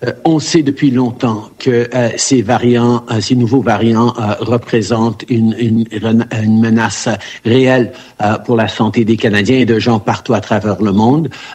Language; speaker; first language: French; early bilingual, heritage; French